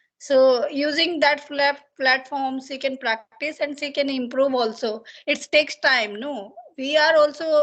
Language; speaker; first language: English; non-native, learner; Hindi